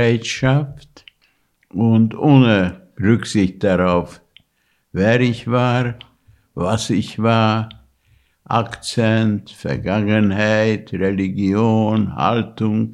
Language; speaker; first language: German; non-native, fluent; Hungarian